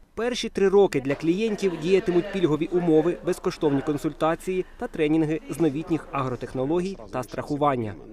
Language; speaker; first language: Ukrainian; native; Ukrainian